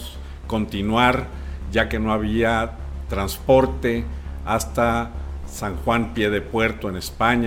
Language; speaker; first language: Spanish; native; Spanish